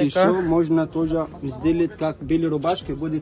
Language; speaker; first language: Russian; non-native, learner; Arabic